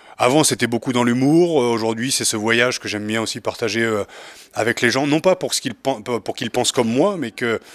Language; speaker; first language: French; native; French